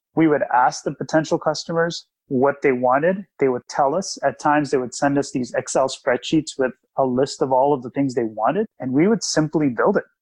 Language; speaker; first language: English; native; English